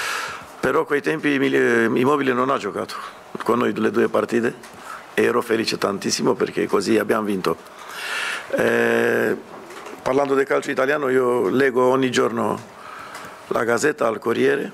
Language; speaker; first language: Italian; non-native, fluent; Romanian